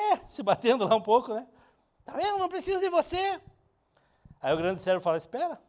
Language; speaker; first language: Portuguese; native; Portuguese